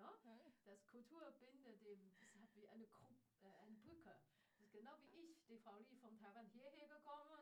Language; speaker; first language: German; non-native, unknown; Chinese